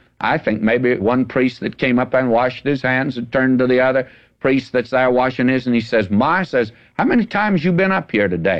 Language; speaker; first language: English; native; English